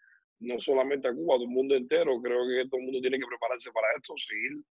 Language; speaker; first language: Spanish; native; Spanish